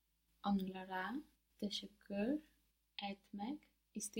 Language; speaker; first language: Turkish; non-native, learner; English